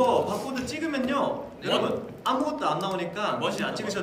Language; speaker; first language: Korean; native; Korean